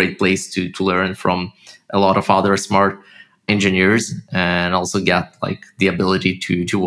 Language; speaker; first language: English; non-native, fluent; Russian